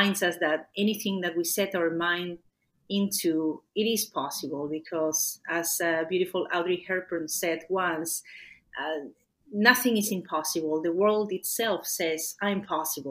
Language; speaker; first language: English; non-native, fluent; Spanish